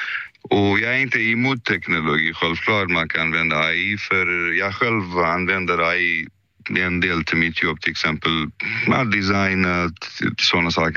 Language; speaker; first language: Swedish; early bilingual, other home language; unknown